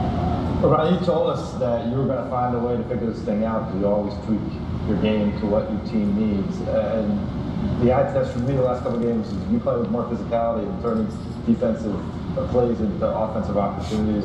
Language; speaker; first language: English; native; English